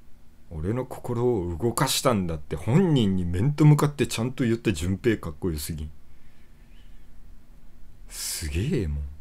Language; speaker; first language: Japanese; native; Japanese